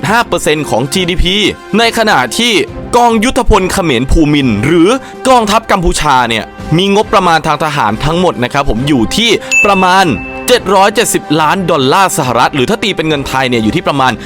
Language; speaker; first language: Thai; native; Thai